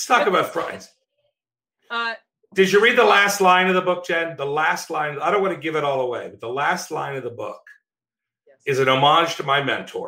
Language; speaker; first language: English; native; English